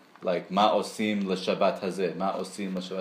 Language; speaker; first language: Hebrew; non-native, learner; English